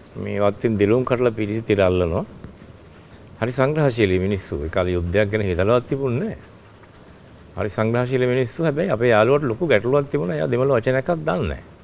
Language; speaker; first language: Sinhala; native; Sinhala